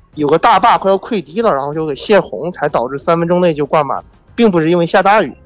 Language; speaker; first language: Chinese; native; Chinese